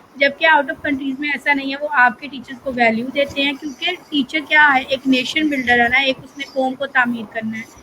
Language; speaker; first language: Urdu; native; Urdu